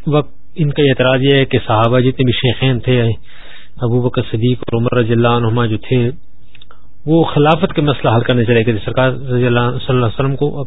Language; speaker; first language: Urdu; non-native, local second language; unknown